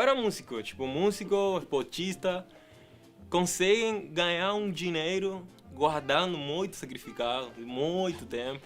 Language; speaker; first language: Portuguese; non-native, fluent; Spanish